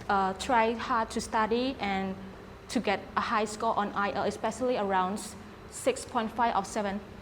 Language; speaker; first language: English; non-native, learner; Khmer